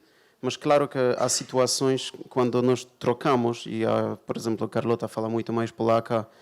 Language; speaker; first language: Portuguese; non-native, fluent; Polish